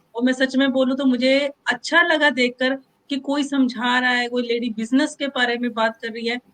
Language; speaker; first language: Hindi; non-native, local second language; Punjabi